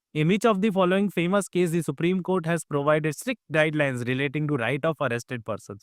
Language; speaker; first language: English; non-native, local second language; Gujarati